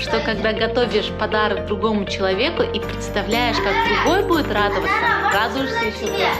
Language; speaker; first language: Russian; native; Russian